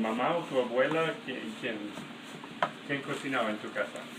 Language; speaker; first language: Spanish; non-native, learner; English